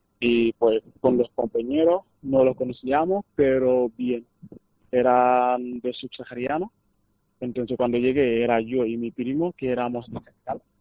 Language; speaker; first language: Spanish; non-native, fluent; Wolof